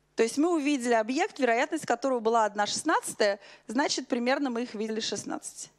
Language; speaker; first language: Russian; native; Russian